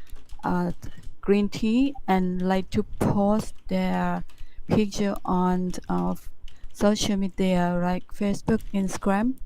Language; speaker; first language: English; non-native, learner; Thai